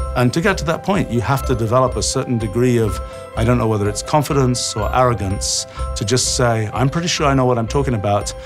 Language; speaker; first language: English; native; English